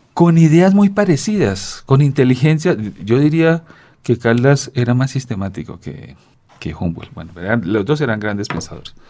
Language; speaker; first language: Spanish; native; Spanish